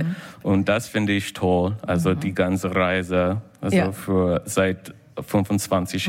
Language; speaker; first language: German; non-native, learner; English